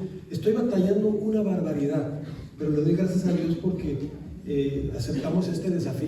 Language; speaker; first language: Spanish; native; Spanish